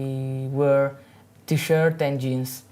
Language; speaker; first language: English; non-native, learner; Italian